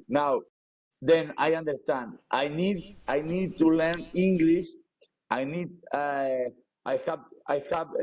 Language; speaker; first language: English; non-native, learner; Spanish